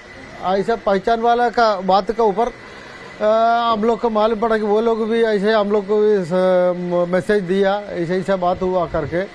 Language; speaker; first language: Hindi; non-native, local second language; Malayalam